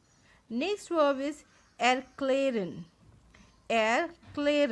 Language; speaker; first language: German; non-native, fluent; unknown